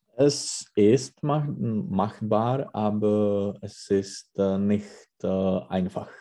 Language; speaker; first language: German; non-native, learner; Czech